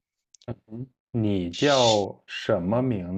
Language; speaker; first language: Chinese; non-native, fluent; Kyrgyz